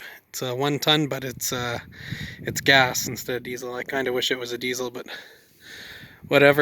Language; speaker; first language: English; native; English